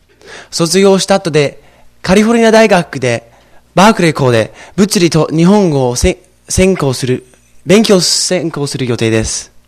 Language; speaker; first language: Japanese; non-native, fluent; English